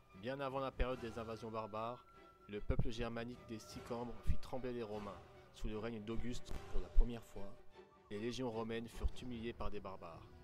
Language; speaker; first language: French; native; French